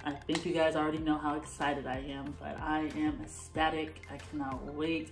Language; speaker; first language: English; native; English